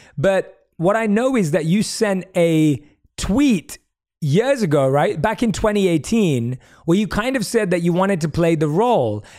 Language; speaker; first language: English; native; English